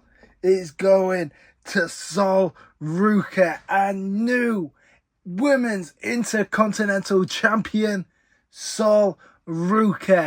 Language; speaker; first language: English; native; English